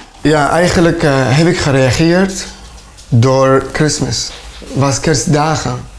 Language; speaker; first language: Dutch; non-native, learner; Arabic